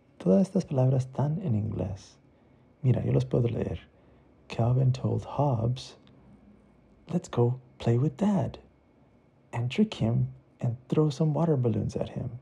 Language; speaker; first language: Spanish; early bilingual, heritage; Spanish